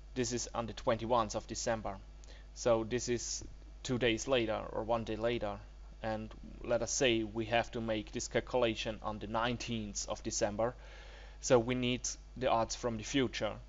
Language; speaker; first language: English; non-native, learner; German